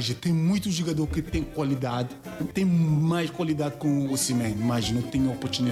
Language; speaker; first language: Portuguese; non-native, learner; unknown